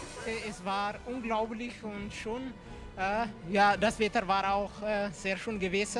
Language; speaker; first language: German; non-native, fluent; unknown